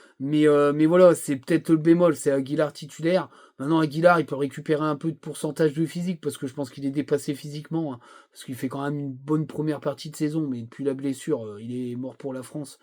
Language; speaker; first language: French; native; French